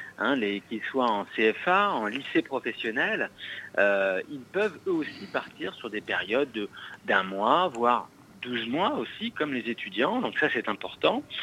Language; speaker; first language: French; native; French